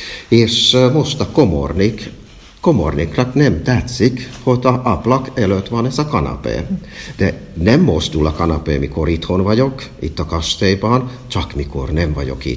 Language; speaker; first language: Hungarian; non-native, fluent; Finnish